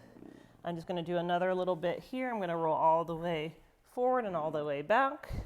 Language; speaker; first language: English; native; English